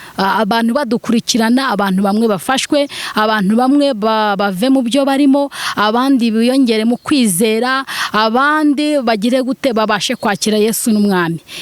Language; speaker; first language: Kinyarwanda; native; Kinyarwanda